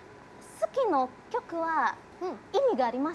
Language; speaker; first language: Japanese; non-native, learner; Indonesian